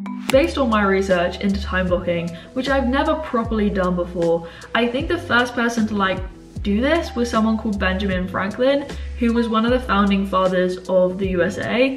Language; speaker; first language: English; native; English